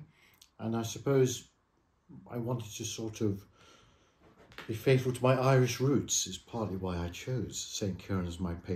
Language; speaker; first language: English; native; English